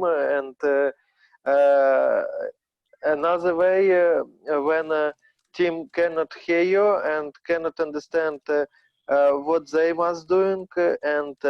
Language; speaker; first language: English; non-native, learner; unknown